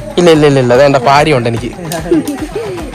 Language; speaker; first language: Malayalam; native; Malayalam